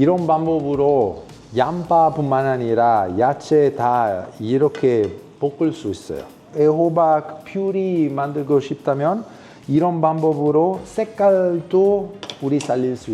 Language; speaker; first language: Korean; non-native, fluent; Italian